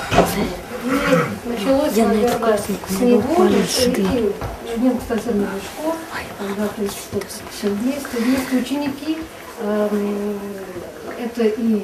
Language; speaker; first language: Russian; native; Russian